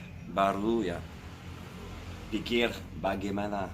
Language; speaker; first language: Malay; non-native, learner; French